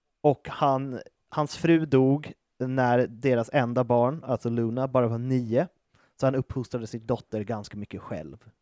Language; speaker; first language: Swedish; native; Swedish